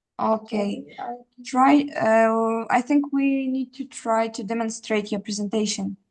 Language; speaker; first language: English; non-native, fluent; Uzbek